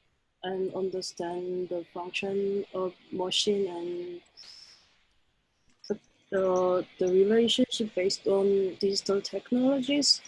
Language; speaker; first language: English; non-native, learner; Korean